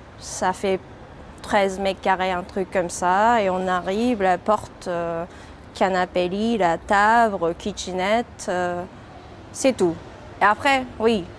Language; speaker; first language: French; non-native, fluent; Japanese